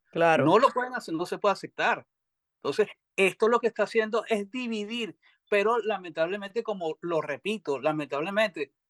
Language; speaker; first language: Spanish; native; Spanish